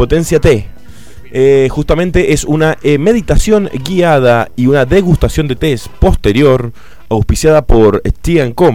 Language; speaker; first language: Spanish; native; Spanish